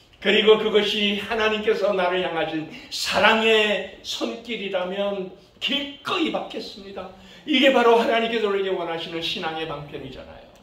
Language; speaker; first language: Korean; early bilingual, other home language; English